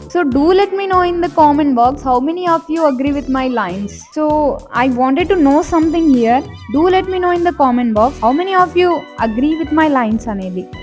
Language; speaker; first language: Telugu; non-native, local second language; Lambadi